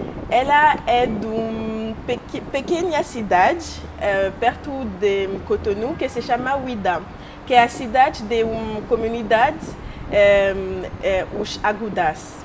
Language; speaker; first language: Portuguese; non-native, learner; French